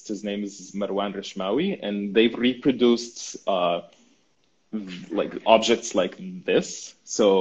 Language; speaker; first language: English; non-native, fluent; Arabic